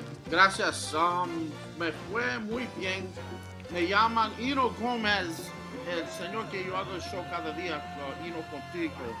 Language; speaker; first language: Spanish; early bilingual, heritage; Spanish